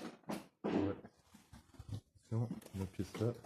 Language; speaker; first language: French; native; French